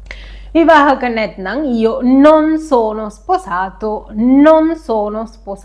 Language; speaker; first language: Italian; non-native, fluent; Sinhala